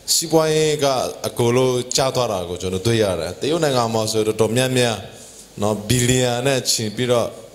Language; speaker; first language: Burmese; non-native, local second language; Hakha Chin